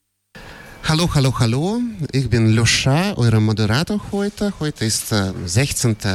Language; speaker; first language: German; non-native, fluent; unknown